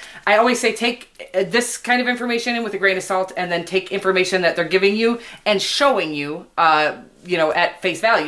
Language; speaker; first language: English; native; English